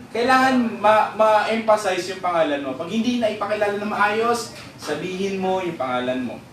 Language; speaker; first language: Filipino; native; Filipino